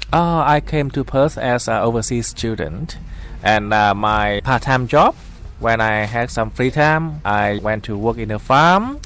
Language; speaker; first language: English; non-native, fluent; Vietnamese